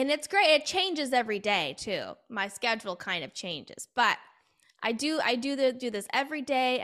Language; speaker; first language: English; native; English